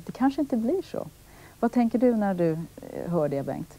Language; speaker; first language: Swedish; native; Swedish